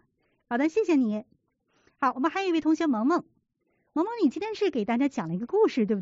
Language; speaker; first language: Chinese; native; Chinese